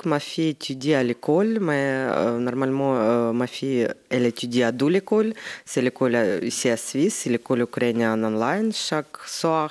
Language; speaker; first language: French; non-native, learner; Ukrainian